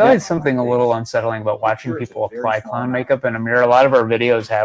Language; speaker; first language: English; native; English